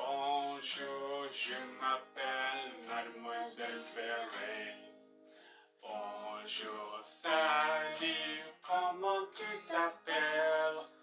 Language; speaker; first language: French; non-native, fluent; English